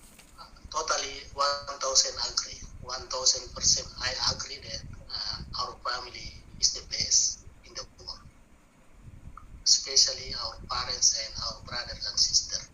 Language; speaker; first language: English; non-native, learner; Indonesian